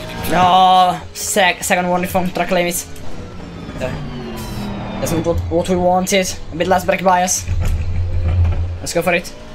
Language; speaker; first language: English; non-native, fluent; Italian